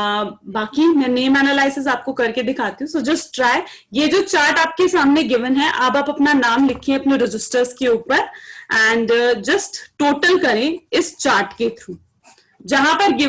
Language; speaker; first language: Hindi; native; Hindi